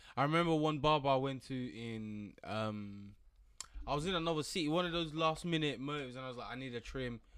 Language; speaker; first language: English; early bilingual, other home language; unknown